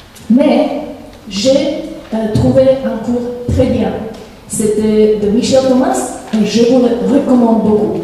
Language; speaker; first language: French; non-native, fluent; Slovak